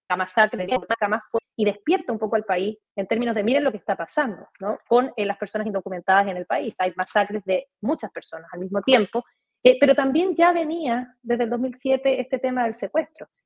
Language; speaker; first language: Spanish; native; Spanish